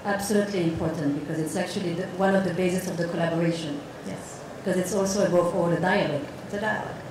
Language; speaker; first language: English; non-native, fluent; Arabic